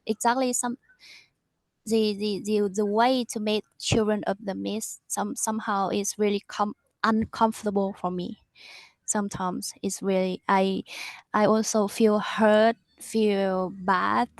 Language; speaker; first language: English; non-native, learner; Vietnamese